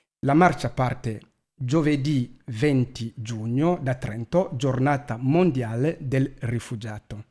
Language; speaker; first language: Italian; non-native, fluent; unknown